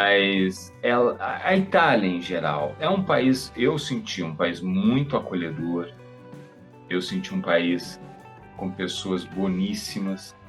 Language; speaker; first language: Portuguese; native; Portuguese